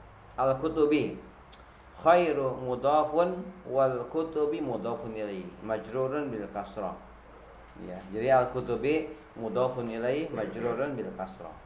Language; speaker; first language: Arabic; non-native, fluent; Indonesian